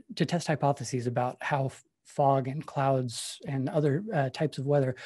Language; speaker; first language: English; native; English